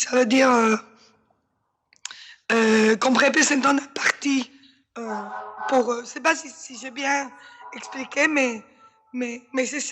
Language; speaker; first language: French; non-native, fluent; Spanish